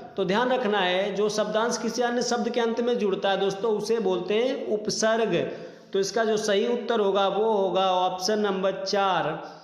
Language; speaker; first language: Hindi; native; Hindi